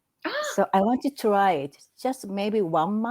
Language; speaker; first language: English; non-native, learner; Japanese